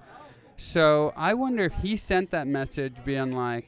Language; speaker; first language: English; native; English